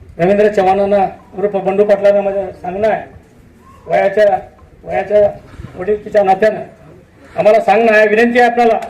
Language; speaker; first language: Marathi; native; Marathi